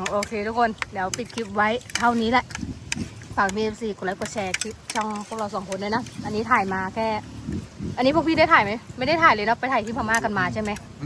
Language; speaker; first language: Thai; native; Thai